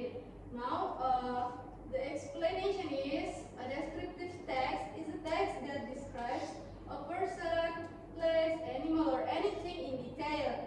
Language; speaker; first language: English; non-native, learner; Indonesian